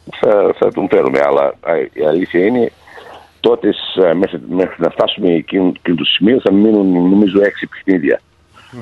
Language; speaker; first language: Greek; early bilingual, heritage; Greek